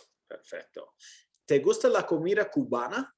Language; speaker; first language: Spanish; non-native, fluent; English